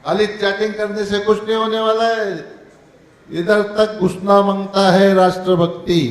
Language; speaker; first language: Hindi; non-native, local second language; Marathi